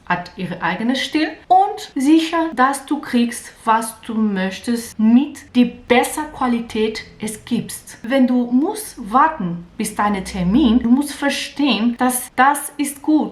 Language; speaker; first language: German; non-native, learner; Portuguese